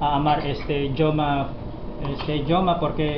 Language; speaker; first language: Spanish; non-native, fluent; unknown